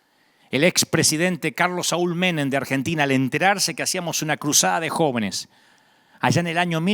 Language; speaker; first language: Spanish; native; Spanish